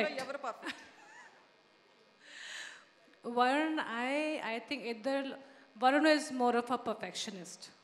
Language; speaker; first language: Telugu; non-native, learner; Hindi